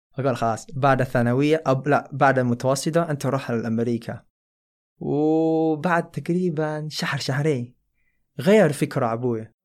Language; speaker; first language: Arabic; non-native, fluent; Chinese